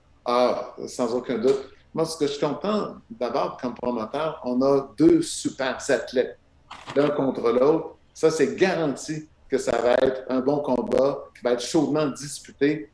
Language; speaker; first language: French; native; French